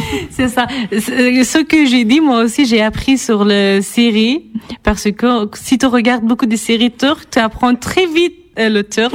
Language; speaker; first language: French; non-native, fluent; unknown